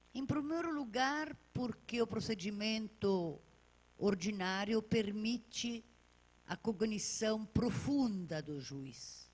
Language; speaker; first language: Portuguese; native; Portuguese